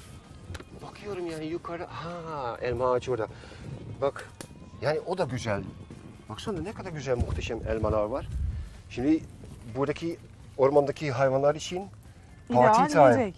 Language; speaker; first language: Turkish; non-native, fluent; Dutch